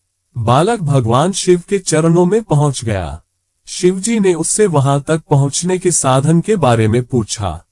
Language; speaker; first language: Hindi; native; Hindi